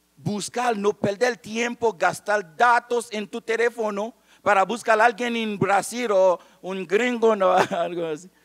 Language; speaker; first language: Spanish; non-native, fluent; Haitian Creole